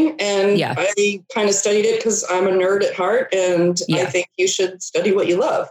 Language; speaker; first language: English; native; English